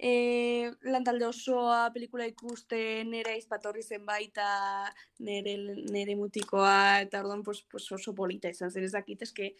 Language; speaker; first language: Basque; non-native, local second language; Spanish